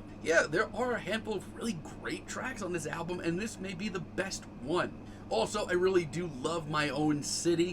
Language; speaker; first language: English; native; English